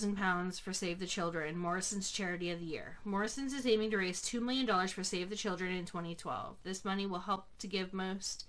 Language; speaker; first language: English; native; English